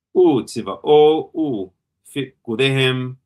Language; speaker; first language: Hebrew; non-native, fluent; English